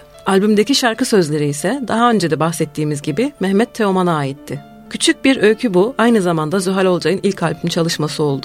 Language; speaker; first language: Turkish; native; Turkish